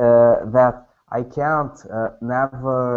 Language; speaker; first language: English; non-native, learner; Portuguese